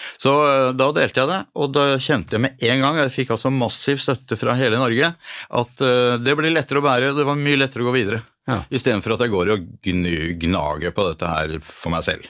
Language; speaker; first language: Norwegian; early bilingual, other home language; Hungarian